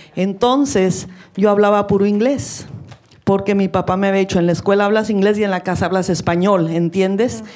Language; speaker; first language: Spanish; early bilingual, heritage; Spanish